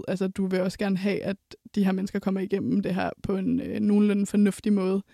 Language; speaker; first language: Danish; native; Danish